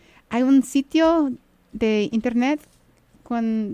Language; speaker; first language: Spanish; non-native, fluent; English